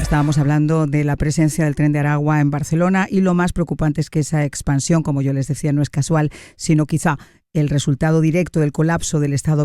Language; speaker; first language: Spanish; native; Spanish